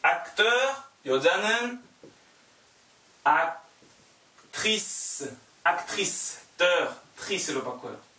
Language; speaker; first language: Korean; non-native, learner; French